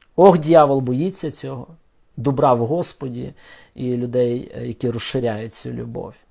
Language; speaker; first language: Ukrainian; non-native, local second language; Russian